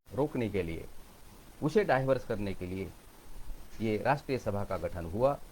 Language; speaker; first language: Hindi; non-native, local second language; Marathi